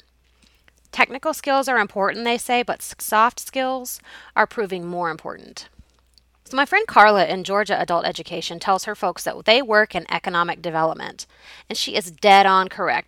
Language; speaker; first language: English; native; English